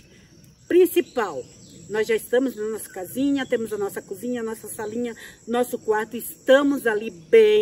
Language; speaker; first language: Portuguese; native; Portuguese